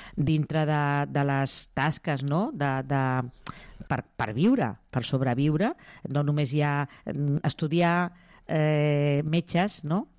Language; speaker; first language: Catalan; native; Catalan